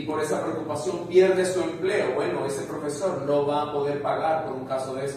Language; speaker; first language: Spanish; native; Spanish